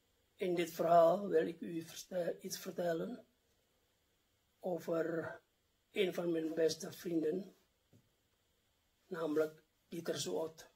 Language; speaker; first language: Dutch; non-native, fluent; Indonesian